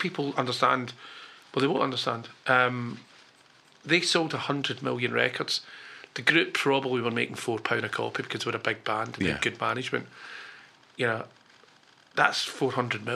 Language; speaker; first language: English; native; English